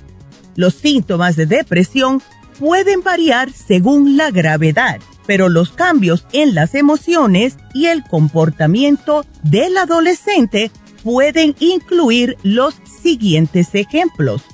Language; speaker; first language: Spanish; native; Spanish